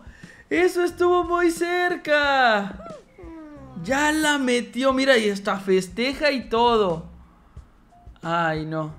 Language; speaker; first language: Spanish; native; Spanish